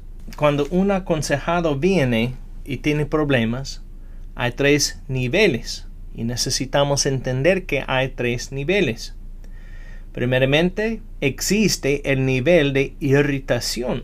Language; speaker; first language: Spanish; non-native, fluent; English